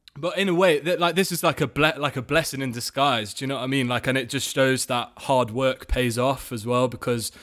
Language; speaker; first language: English; native; English